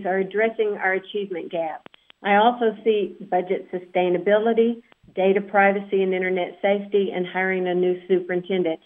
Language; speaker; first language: English; native; English